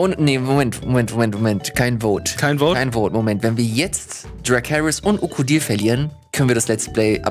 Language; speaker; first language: German; native; German